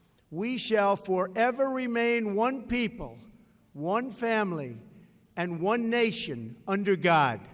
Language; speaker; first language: English; native; English